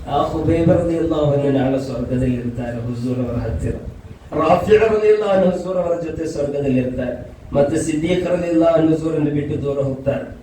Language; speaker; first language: Kannada; non-native, local second language; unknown